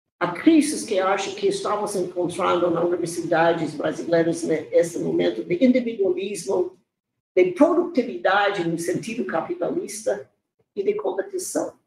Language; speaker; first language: Portuguese; non-native, fluent; English